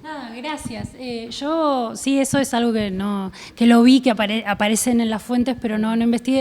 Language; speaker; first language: Spanish; native; Spanish